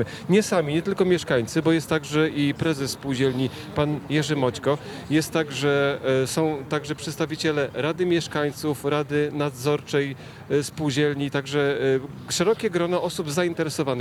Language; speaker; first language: Polish; native; Polish